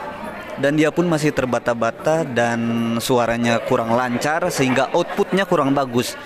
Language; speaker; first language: Indonesian; native; Indonesian